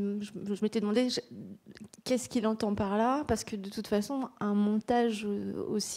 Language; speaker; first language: French; native; French